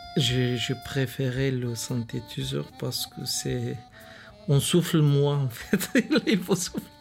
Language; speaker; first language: French; non-native, fluent; Bulgarian